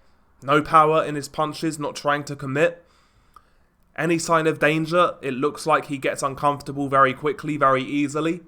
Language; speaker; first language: English; native; English